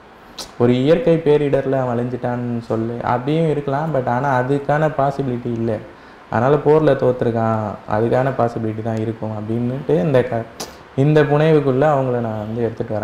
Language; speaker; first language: Tamil; native; Tamil